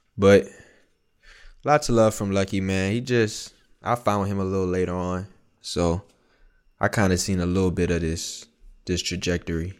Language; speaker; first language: English; native; English